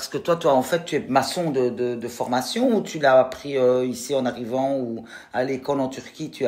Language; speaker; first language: French; native; French